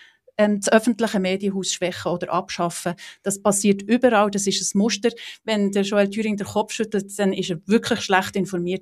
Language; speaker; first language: German; native; German